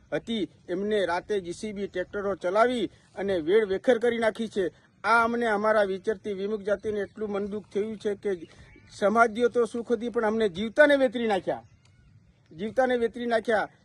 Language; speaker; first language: Gujarati; native; Gujarati